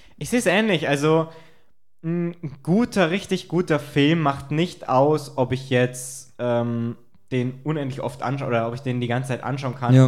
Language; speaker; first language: German; native; German